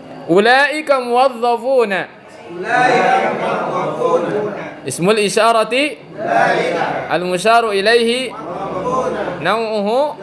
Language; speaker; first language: Arabic; non-native, fluent; Indonesian